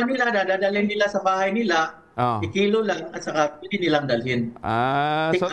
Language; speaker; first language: Filipino; native; Filipino